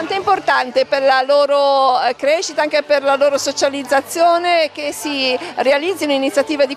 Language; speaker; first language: Italian; native; Italian